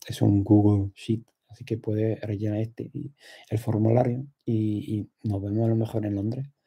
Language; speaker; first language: Spanish; non-native, fluent; English